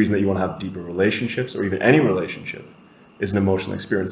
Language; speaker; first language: English; native; English